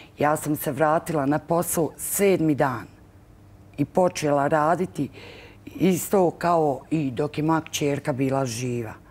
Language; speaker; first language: Bosnian; native; Bosnian